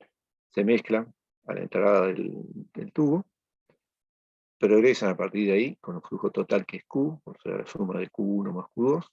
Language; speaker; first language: Spanish; native; Spanish